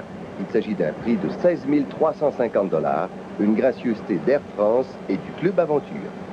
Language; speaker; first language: French; native; French